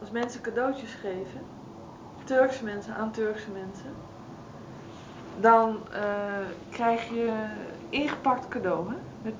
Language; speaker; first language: Dutch; native; Dutch